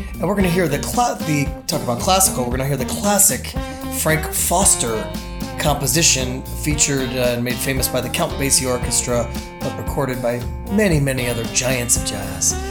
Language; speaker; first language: English; native; English